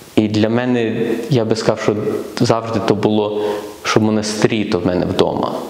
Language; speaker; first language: Ukrainian; early bilingual, heritage; Ukrainian